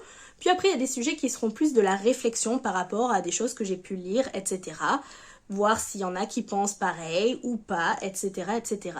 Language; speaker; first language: French; native; French